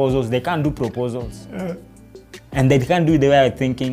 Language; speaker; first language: English; non-native, local second language; Swahili